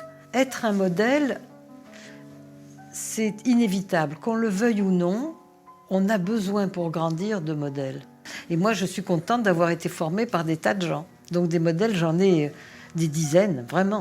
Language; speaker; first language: French; native; French